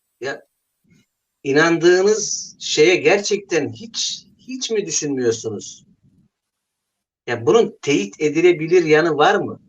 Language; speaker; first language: Turkish; native; Turkish